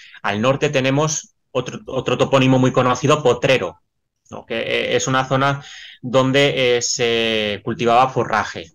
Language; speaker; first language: Spanish; native; Spanish